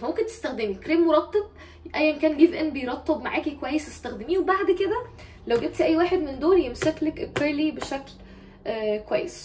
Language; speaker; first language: Arabic; native; Arabic